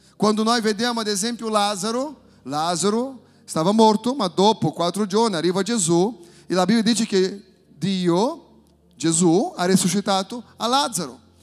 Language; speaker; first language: Italian; non-native, fluent; Portuguese